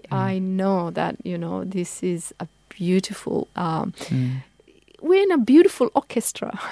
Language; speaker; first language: English; non-native, local second language; Somali